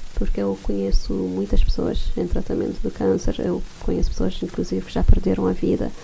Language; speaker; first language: Portuguese; non-native, local second language; Kabuverdianu